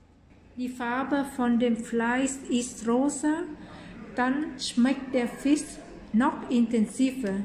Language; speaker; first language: German; non-native, fluent; Vietnamese